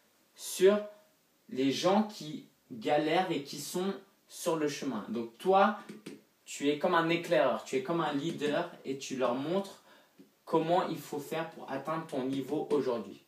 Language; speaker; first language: French; native; French